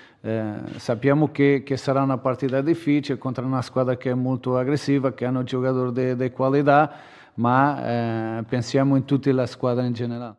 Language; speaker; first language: Italian; non-native, fluent; Portuguese